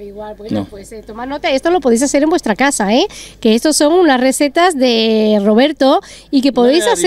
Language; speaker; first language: Spanish; native; Spanish